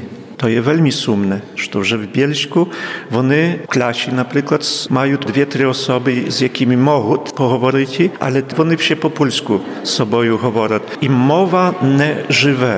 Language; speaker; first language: Polish; non-native, local second language; Ukrainian